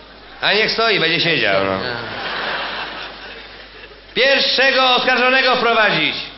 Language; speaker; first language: Polish; native; Polish